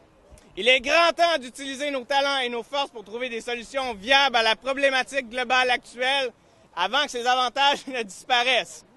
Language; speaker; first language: French; native; French